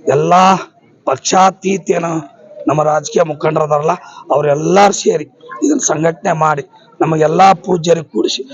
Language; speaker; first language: Kannada; non-native, local second language; Lambadi